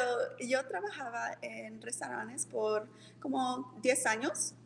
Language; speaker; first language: Spanish; early bilingual, heritage; Spanish